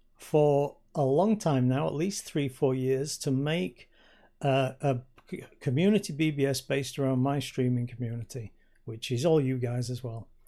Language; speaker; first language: English; native; English